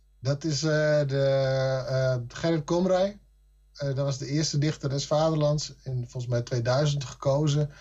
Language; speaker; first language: Dutch; non-native, local second language; Western Frisian